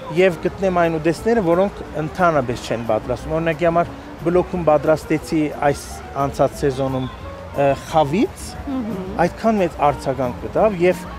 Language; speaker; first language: Armenian; early bilingual, heritage; Armenian